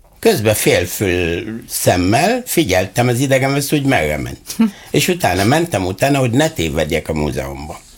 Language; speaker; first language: Hungarian; non-native, fluent; Arabic